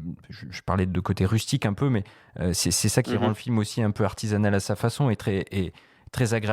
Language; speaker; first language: French; native; French